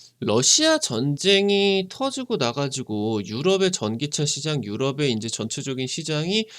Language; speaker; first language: Korean; native; Korean